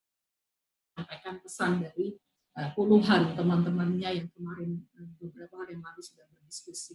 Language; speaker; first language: Indonesian; native; Indonesian